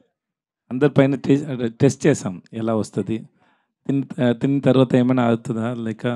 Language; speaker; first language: Telugu; non-native, learner; Tamil